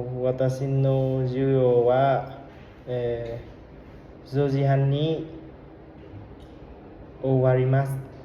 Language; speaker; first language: Japanese; non-native, learner; Vietnamese